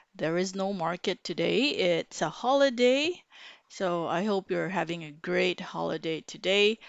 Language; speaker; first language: English; non-native, local second language; Filipino